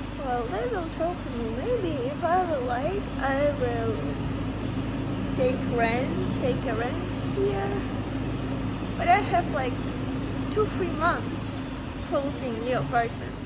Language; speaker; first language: English; non-native, learner; Russian